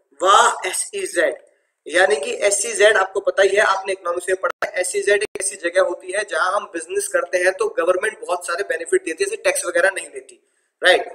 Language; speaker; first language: Hindi; native; Hindi